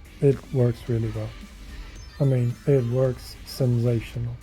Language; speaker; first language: English; native; English